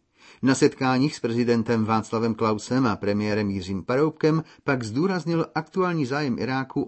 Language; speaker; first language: Czech; native; Czech